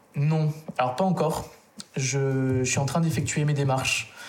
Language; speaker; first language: French; native; French